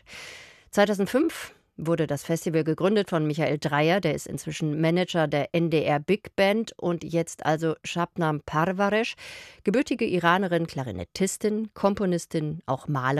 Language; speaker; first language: German; native; German